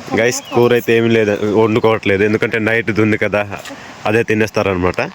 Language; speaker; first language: Telugu; non-native, local second language; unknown